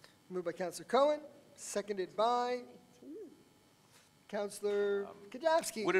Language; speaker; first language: English; native; English